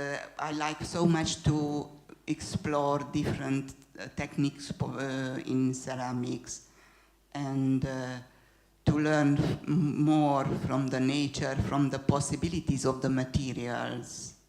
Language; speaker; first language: English; non-native, fluent; Hungarian